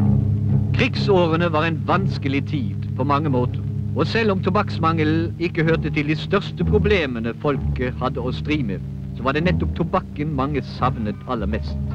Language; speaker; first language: Norwegian; native; Norwegian